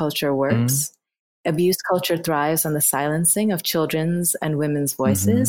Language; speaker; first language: English; non-native, local second language; Bangla